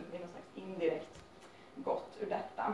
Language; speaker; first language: Swedish; native; Swedish